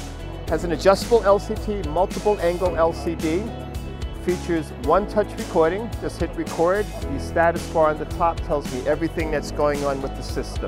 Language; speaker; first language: English; native; English